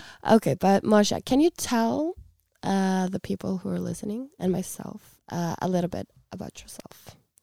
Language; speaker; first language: English; non-native, fluent; Icelandic